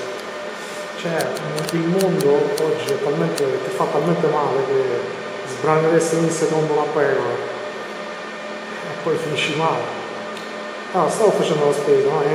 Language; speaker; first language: Italian; early bilingual, other home language; Albanian